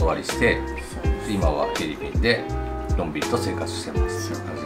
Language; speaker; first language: Japanese; native; Japanese